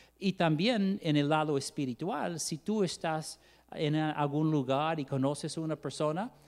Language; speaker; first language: Spanish; non-native, fluent; English